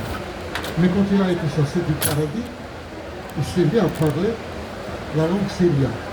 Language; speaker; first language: French; non-native, local second language; Arabic